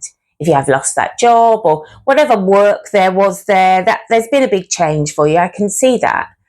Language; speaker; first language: English; native; English